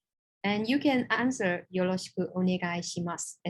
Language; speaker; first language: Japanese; non-native, fluent; Chinese